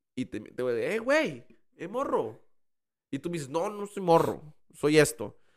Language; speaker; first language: Spanish; early bilingual, heritage; Spanish